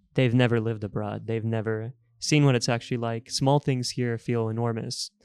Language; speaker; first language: English; early bilingual, other home language; Bulgarian